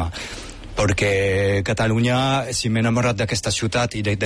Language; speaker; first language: Catalan; non-native, fluent; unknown